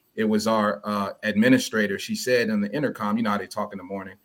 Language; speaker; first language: English; early bilingual, other home language; Yoruba